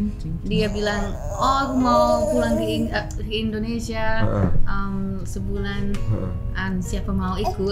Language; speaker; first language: Indonesian; non-native, learner; English